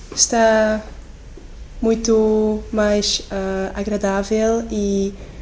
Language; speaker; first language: Portuguese; non-native, learner; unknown